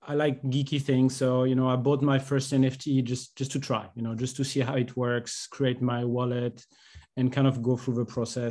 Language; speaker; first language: English; non-native, fluent; French